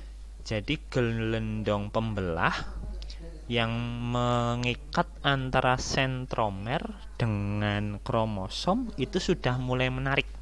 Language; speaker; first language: Indonesian; native; Indonesian